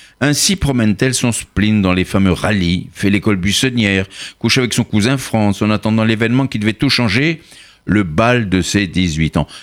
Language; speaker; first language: French; native; French